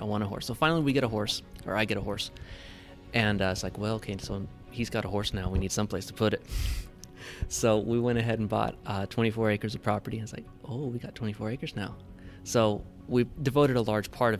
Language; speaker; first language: English; native; English